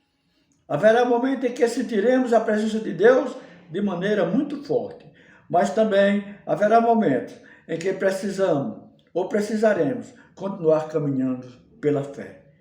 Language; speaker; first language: Portuguese; native; Portuguese